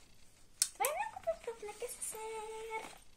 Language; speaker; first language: Bulgarian; early bilingual, heritage; Bulgarian